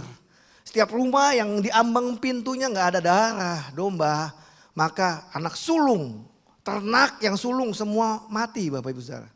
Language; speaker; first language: Indonesian; native; Indonesian